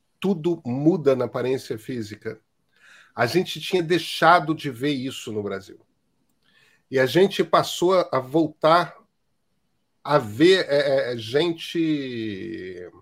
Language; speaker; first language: Portuguese; native; Portuguese